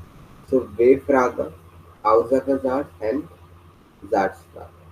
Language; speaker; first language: German; non-native, fluent; Hindi